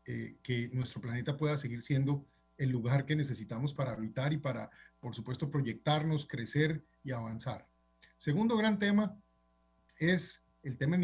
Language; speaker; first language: Spanish; native; Spanish